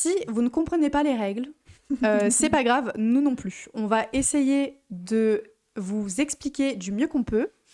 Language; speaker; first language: French; native; French